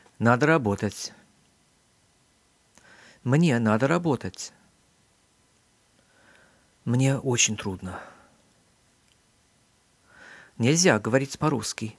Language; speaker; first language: Russian; non-native, fluent; English